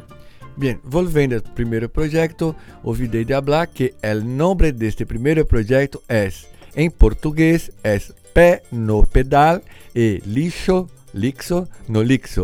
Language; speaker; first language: Spanish; non-native, fluent; Portuguese